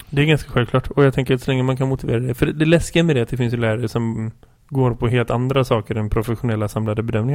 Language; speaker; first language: Swedish; native; Swedish